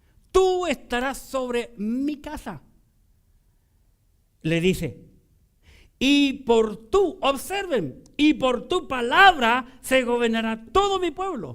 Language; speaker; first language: Spanish; native; Spanish